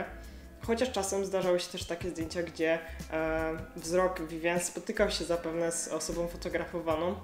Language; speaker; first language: Polish; native; Polish